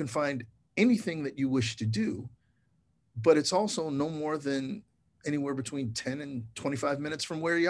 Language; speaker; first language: English; native; English